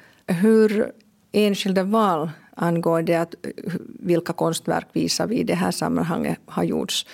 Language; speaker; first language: Swedish; non-native, local second language; Finnish